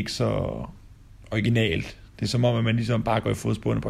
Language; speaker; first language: Danish; native; Danish